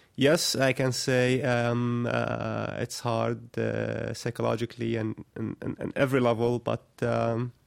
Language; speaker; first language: English; non-native, fluent; Arabic